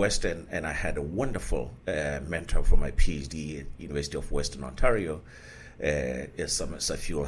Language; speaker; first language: English; non-native, local second language; Southern Sotho